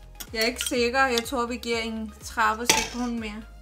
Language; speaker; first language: Danish; non-native, learner; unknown